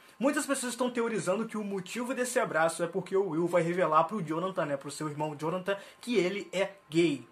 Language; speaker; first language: Portuguese; native; Portuguese